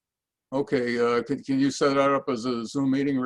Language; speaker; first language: English; native; English